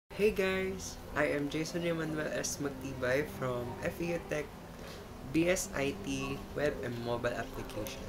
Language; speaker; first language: English; non-native, local second language; Filipino